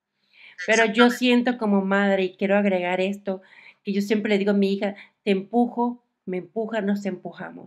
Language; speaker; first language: Spanish; native; Spanish